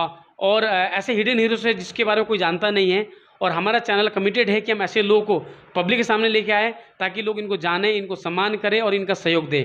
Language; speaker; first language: Hindi; native; Hindi